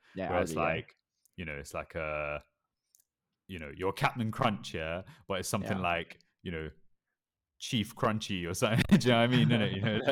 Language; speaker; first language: English; native; English